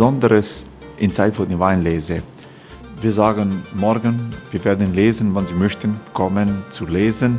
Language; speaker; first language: German; non-native, fluent; Croatian